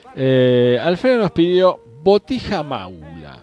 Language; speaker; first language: Spanish; native; Spanish